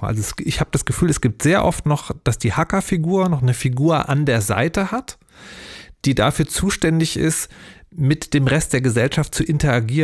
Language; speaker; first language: German; native; German